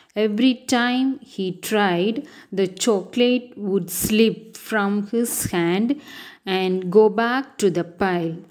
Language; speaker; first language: English; non-native, local second language; Tamil